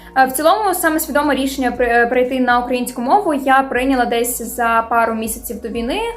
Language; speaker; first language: Ukrainian; non-native, local second language; Russian